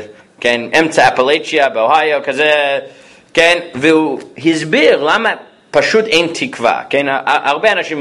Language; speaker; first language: Hebrew; non-native, fluent; English